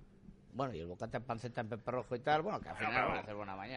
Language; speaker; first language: Spanish; native; Spanish